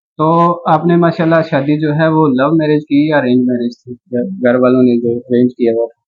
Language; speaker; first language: Urdu; non-native, local second language; Punjabi